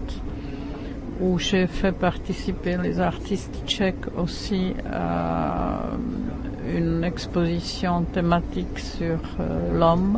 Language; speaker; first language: French; non-native, fluent; Czech